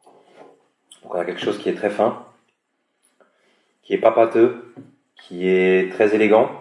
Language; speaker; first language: French; native; French